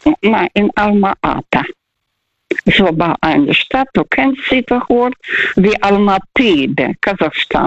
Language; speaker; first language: German; non-native, fluent; Russian